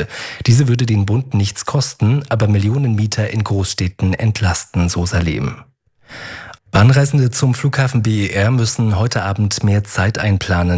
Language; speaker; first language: German; native; German